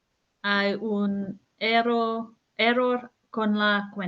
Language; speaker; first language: Spanish; non-native, learner; English